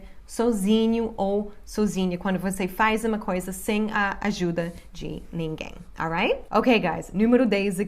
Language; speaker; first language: Portuguese; non-native, fluent; English